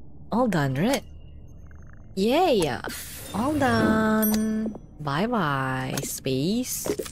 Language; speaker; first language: English; non-native, fluent; Indonesian